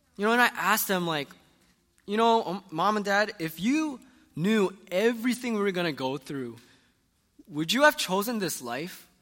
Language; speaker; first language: English; early bilingual, other home language; Korean